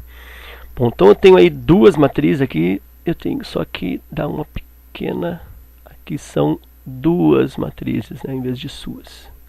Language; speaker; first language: Portuguese; native; Portuguese